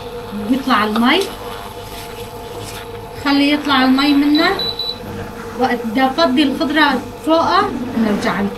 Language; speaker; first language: Arabic; non-native, local second language; Kurdish